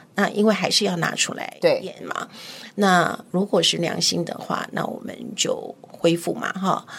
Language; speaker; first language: Chinese; native; Chinese